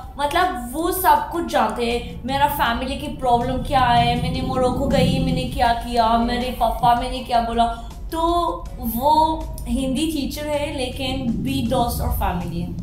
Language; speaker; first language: Hindi; non-native, learner; Arabic